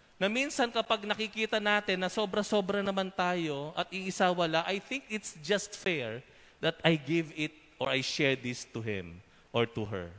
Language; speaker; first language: English; non-native, local second language; Filipino